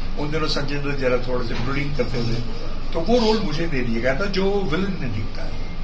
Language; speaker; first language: Hindi; native; Hindi